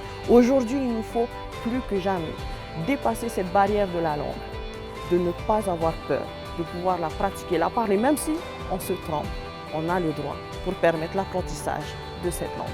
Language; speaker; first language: French; native; French